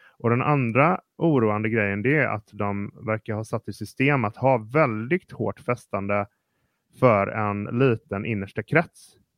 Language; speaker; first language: Swedish; native; Swedish